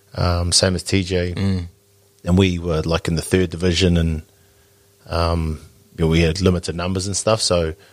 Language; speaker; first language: English; native; English